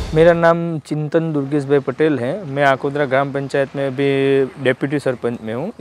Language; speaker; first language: Hindi; non-native, local second language; Gujarati